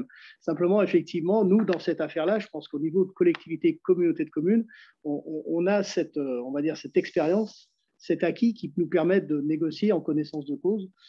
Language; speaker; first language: French; native; French